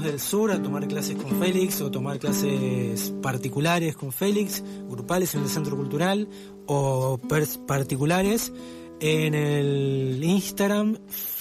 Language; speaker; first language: Spanish; native; Spanish